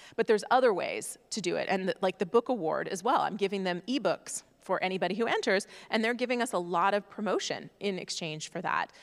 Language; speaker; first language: English; native; English